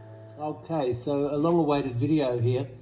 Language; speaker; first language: English; native; English